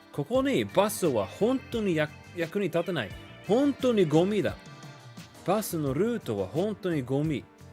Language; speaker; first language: Japanese; non-native, learner; English